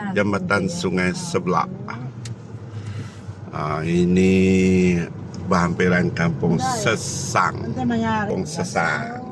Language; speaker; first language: Malay; native; Malay